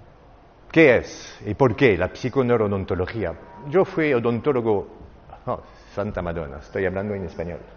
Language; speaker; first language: Spanish; non-native, learner; French